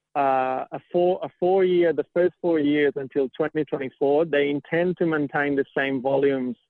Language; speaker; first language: English; non-native, fluent; Catalan